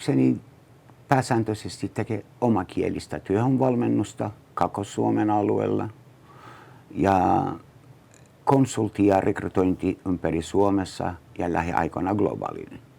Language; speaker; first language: Finnish; non-native, learner; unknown